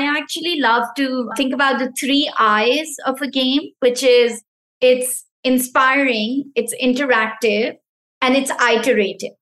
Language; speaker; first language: English; non-native, local second language; Pashto